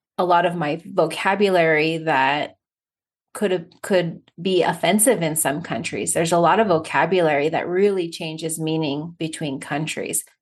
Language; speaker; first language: English; native; English